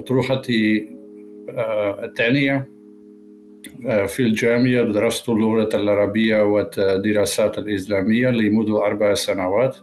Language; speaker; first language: Arabic; non-native, learner; Dutch